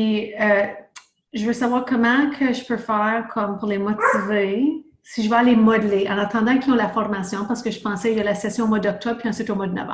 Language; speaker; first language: French; native; French